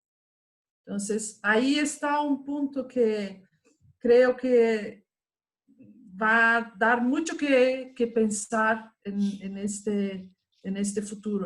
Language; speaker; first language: Spanish; non-native, fluent; Portuguese